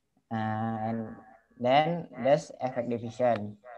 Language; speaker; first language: English; non-native, learner; Indonesian